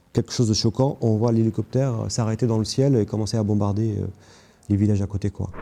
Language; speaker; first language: French; non-native, fluent; Arabic